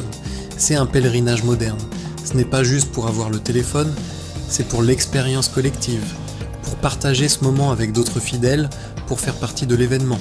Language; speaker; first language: French; native; French